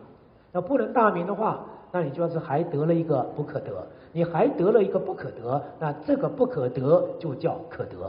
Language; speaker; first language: Chinese; native; Chinese